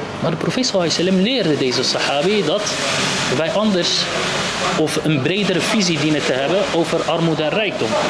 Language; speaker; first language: Dutch; early bilingual, other home language; Arabic